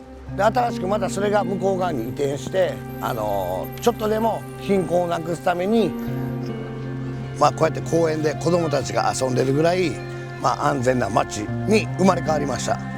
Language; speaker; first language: Japanese; native; Japanese